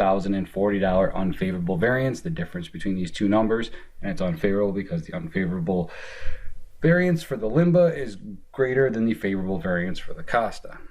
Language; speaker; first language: English; native; English